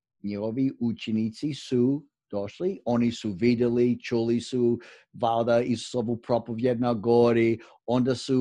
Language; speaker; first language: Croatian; non-native, fluent; English